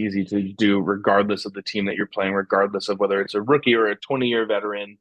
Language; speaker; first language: English; native; English